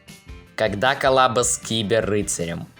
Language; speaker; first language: Russian; native; Russian